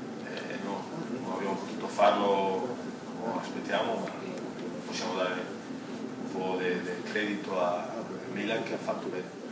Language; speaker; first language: Italian; non-native, fluent; Spanish